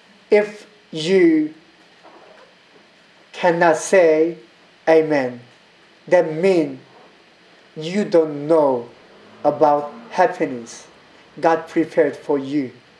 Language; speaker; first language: English; non-native, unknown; Korean